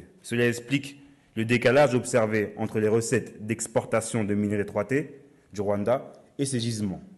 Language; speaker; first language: French; native; French